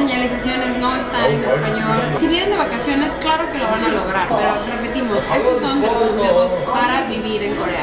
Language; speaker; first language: Spanish; native; Spanish